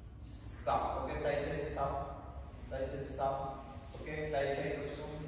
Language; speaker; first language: Vietnamese; non-native, learner; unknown